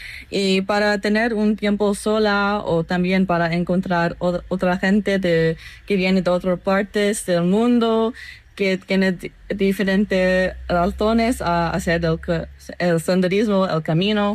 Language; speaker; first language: Spanish; non-native, learner; English